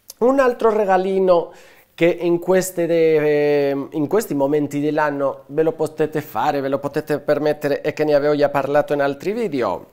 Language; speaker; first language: Italian; non-native, fluent; Spanish